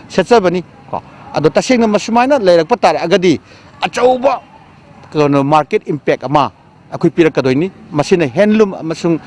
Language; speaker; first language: Manipuri; non-native, local second language; Rongmei Naga